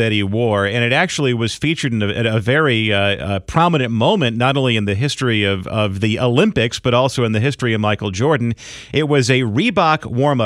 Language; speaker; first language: English; native; English